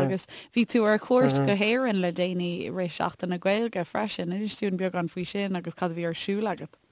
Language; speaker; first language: Irish; native; Irish